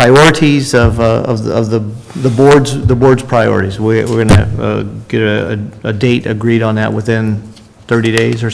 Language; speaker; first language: English; native; English